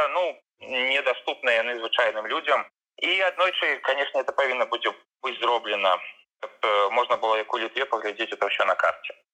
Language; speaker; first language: Belarusian; non-native, local second language; Russian